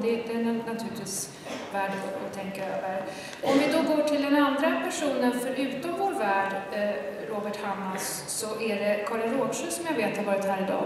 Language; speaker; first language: Swedish; native; Swedish